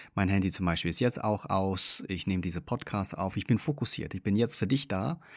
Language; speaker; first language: German; non-native, fluent; English